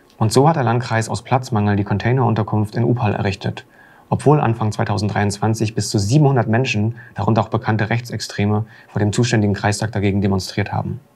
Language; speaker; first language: German; native; German